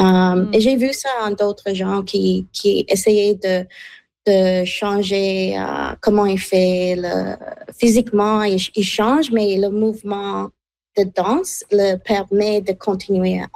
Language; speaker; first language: French; non-native, local second language; English